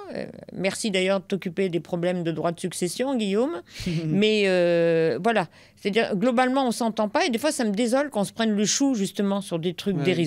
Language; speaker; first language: French; native; French